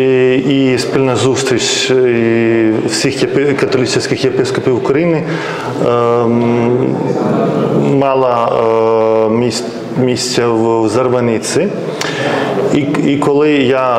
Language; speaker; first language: Ukrainian; non-native, fluent; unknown